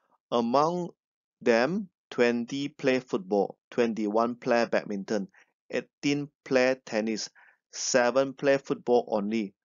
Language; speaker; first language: English; non-native, local second language; Chinese